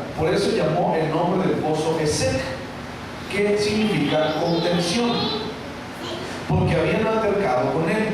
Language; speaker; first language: Spanish; native; Spanish